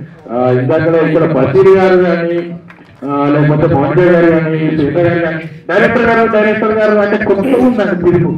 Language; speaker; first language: Telugu; native; Telugu